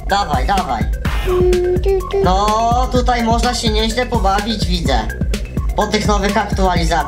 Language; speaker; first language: Polish; native; Polish